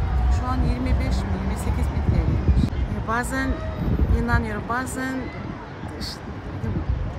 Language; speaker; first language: Turkish; non-native, learner; Mongolian